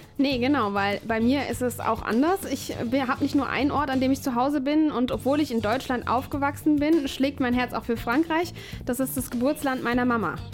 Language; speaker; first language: German; native; German